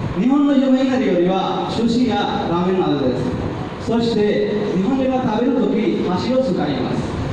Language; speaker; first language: Japanese; non-native, learner; Hindi